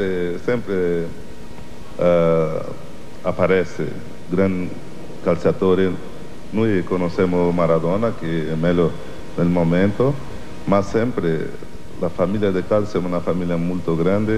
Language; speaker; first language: Italian; non-native, learner; Portuguese